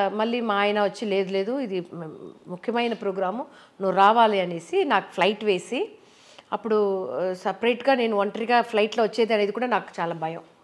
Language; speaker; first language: Telugu; non-native, local second language; Tamil